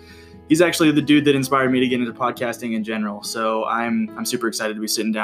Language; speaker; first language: English; native; English